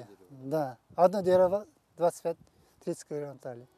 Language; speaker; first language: Russian; non-native, learner; Uzbek